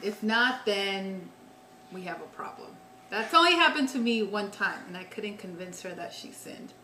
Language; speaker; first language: English; native; English